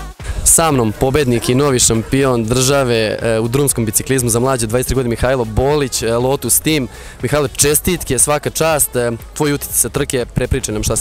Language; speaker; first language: Serbian; native; Serbian